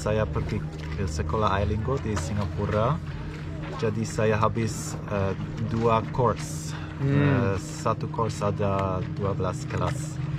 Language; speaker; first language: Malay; non-native, learner; German